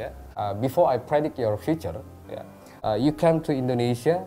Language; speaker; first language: English; non-native, learner; Indonesian